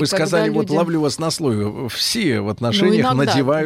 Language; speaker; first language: Russian; native; Russian